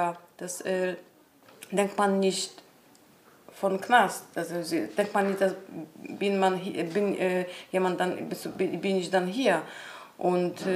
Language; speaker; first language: German; non-native, learner; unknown